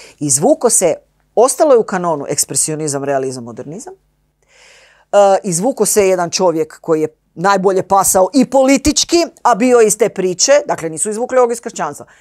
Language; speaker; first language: Croatian; native; Croatian